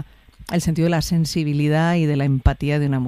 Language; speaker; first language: Spanish; native; Spanish